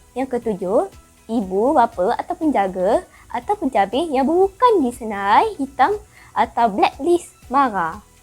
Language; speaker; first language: Malay; native; Malay